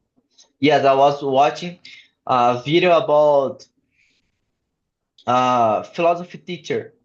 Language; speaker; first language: English; non-native, learner; Portuguese